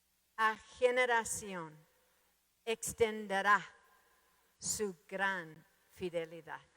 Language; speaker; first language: Spanish; non-native, fluent; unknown